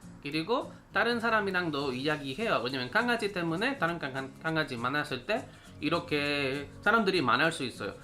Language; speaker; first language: Korean; non-native, learner; Spanish